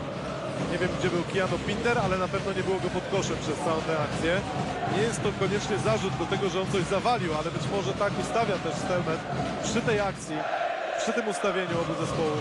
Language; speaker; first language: Polish; native; Polish